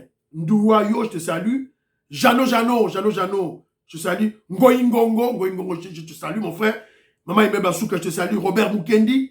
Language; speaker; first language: French; non-native, local second language; Lingala